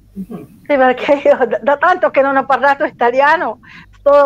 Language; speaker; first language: Italian; non-native, learner; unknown